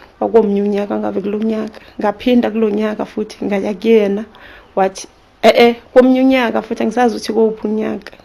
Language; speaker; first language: Zulu; native; Zulu